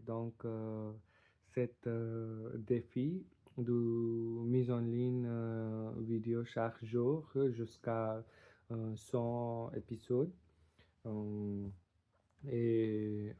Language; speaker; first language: French; non-native, learner; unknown